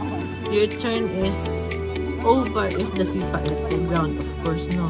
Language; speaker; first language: English; non-native, local second language; Cebuano